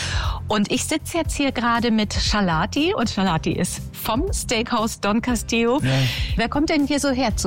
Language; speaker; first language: German; native; German